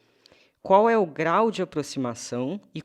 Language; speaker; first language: Portuguese; native; Portuguese